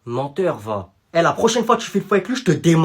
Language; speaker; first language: French; native; French